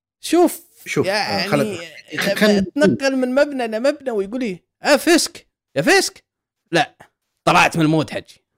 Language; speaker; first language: Arabic; native; Arabic